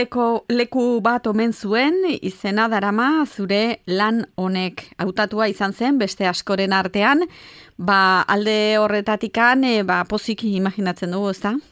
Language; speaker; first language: Basque; native; Basque